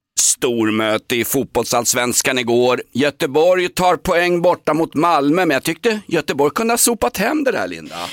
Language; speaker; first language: Swedish; native; Swedish